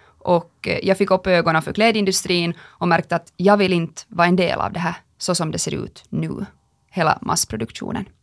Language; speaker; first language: Swedish; native; Swedish